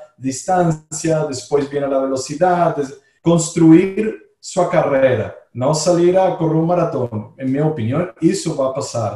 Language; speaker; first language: Portuguese; non-native, fluent; Spanish